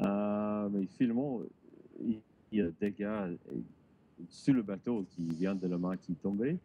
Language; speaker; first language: French; non-native, learner; English